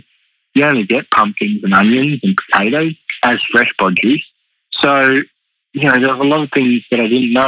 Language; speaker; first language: English; native; English